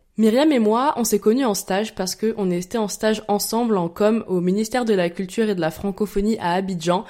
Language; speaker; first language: French; native; French